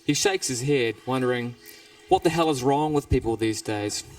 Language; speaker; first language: English; native; English